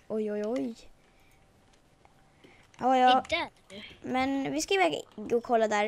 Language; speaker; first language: Swedish; native; Swedish